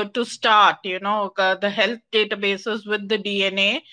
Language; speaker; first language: English; non-native, local second language; Kannada